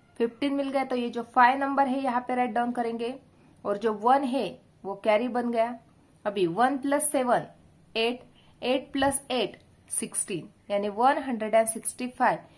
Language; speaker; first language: Hindi; non-native, local second language; Marathi